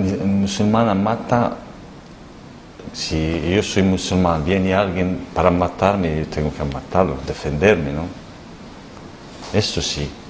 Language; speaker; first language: Spanish; non-native, learner; Arabic